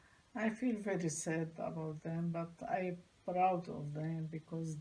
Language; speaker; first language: English; non-native, learner; Arabic